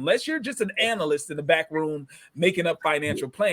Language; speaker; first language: English; native; English